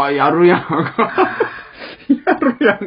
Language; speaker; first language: Japanese; native; Japanese